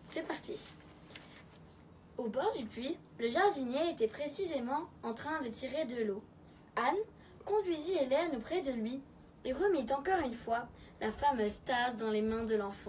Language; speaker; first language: French; native; French